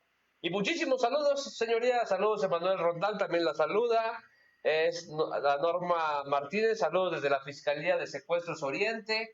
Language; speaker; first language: Spanish; native; Spanish